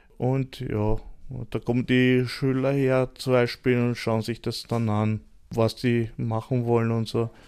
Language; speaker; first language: German; early bilingual, other home language; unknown